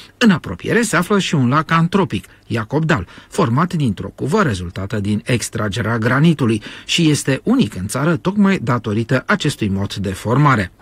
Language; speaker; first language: Romanian; native; Romanian